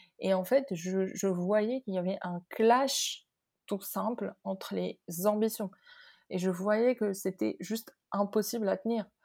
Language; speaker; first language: French; non-native, local second language; Arabic